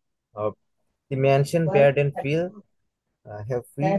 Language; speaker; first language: German; non-native, learner; Bangla